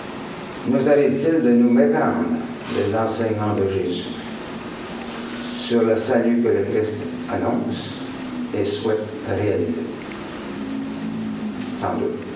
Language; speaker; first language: French; native; French